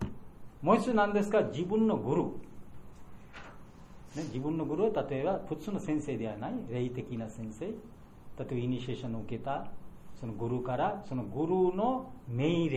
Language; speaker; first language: Japanese; non-native, learner; Bangla